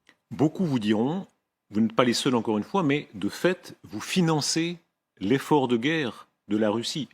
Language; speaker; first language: French; native; French